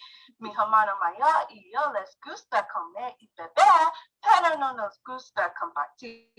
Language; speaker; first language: Spanish; non-native, learner; English